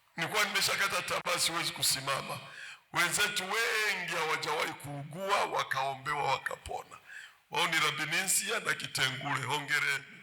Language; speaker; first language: Swahili; native; Swahili